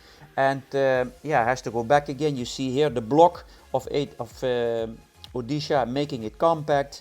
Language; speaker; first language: English; non-native, fluent; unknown